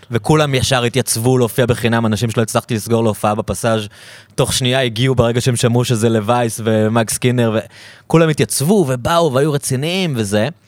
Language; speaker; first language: Hebrew; native; Hebrew